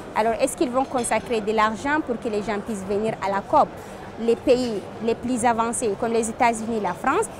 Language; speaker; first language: French; non-native, local second language; Fula